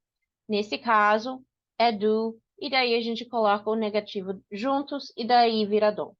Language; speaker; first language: Portuguese; non-native, fluent; English